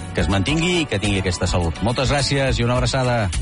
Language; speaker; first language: Catalan; native; Catalan